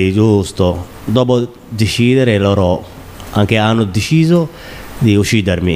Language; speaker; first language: Italian; non-native, learner; Somali